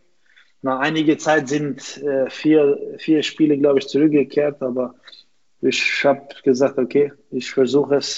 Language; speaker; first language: German; non-native, fluent; Albanian